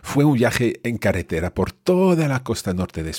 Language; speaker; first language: Spanish; non-native, fluent; English